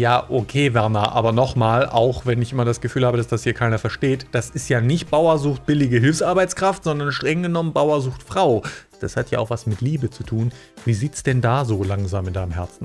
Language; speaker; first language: German; native; German